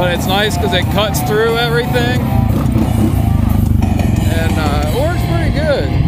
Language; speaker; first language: English; native; English